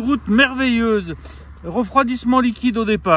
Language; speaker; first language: French; native; French